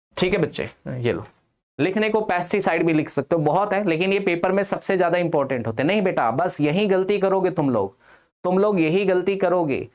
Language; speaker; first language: Hindi; non-native, local second language; Punjabi